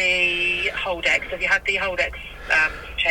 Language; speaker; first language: English; native; English